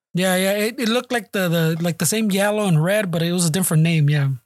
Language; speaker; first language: English; early bilingual, other home language; Spanish